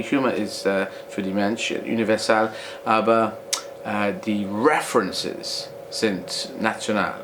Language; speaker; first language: German; non-native, learner; English